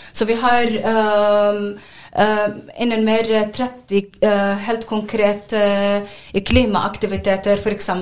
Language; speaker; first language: Norwegian; non-native, learner; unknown